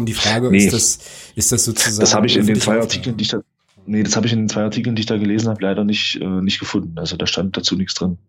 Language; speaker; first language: German; native; German